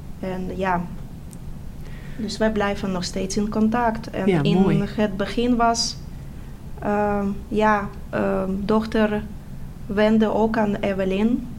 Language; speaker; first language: Dutch; non-native, fluent; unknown